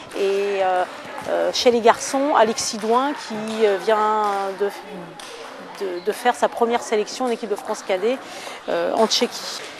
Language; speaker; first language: French; native; French